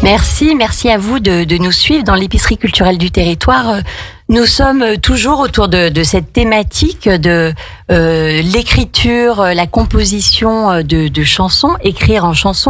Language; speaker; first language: French; native; French